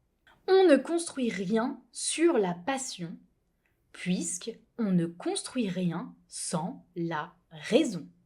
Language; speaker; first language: French; native; French